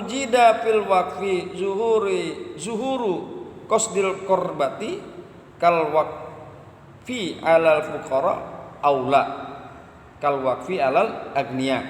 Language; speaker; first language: Arabic; non-native, fluent; Indonesian